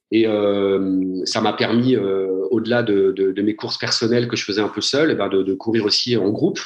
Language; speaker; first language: French; native; French